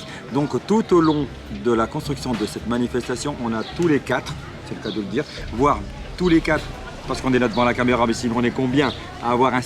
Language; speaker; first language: French; native; French